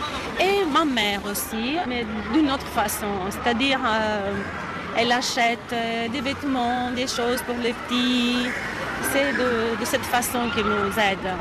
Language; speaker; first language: French; non-native, fluent; Greek